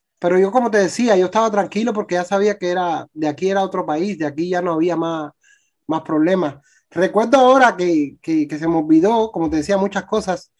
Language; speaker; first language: Spanish; native; Spanish